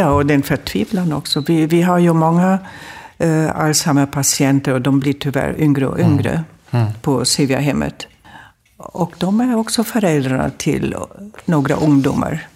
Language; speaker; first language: Swedish; non-native, fluent; German